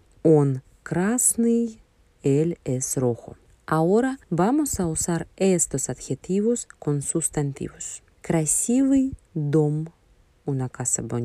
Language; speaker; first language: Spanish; non-native, fluent; Russian